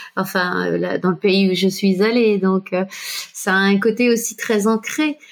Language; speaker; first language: French; native; French